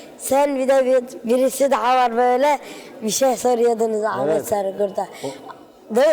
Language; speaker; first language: Turkish; early bilingual, other home language; Arabic